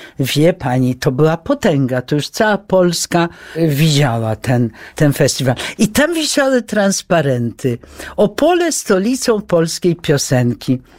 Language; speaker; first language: Polish; early bilingual, heritage; Polish